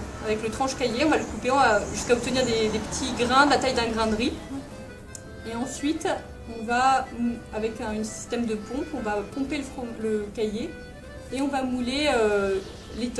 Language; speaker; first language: French; native; French